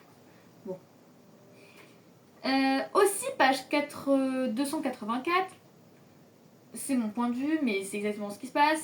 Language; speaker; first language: French; native; French